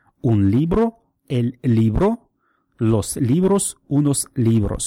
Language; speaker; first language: Spanish; non-native, fluent; Russian